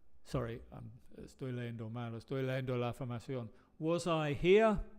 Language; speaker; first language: Spanish; non-native, fluent; English